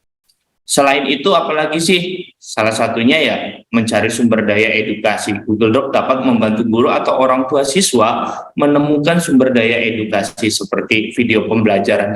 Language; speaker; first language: Indonesian; native; Indonesian